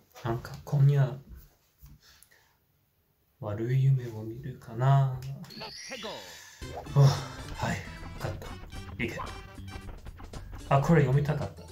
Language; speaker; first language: Japanese; non-native, learner; English